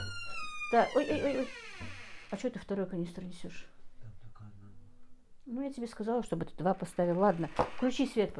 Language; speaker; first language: Russian; non-native, local second language; Chechen